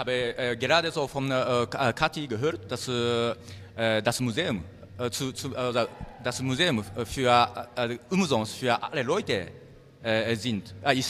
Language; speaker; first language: German; non-native, learner; Japanese